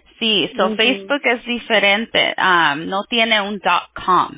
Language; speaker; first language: Spanish; early bilingual, heritage; Spanish